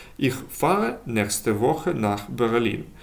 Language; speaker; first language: German; non-native, fluent; Ukrainian